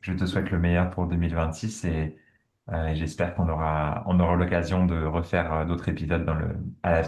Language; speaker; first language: French; native; French